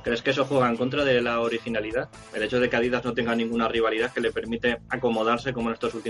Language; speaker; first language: Spanish; native; Spanish